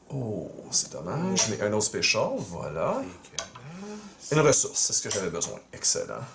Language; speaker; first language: French; native; French